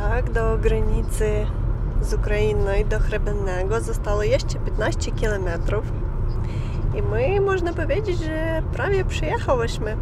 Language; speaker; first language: Polish; non-native, learner; Ukrainian